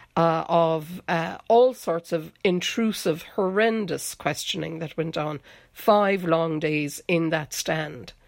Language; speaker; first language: English; native; English